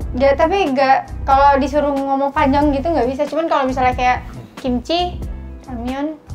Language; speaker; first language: Indonesian; native; Indonesian